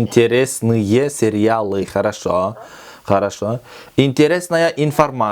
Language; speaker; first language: Russian; non-native, local second language; Kyrgyz